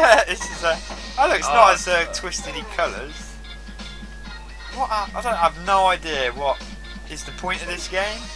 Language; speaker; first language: English; native; English